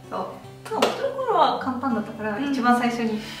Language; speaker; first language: Japanese; non-native, fluent; Russian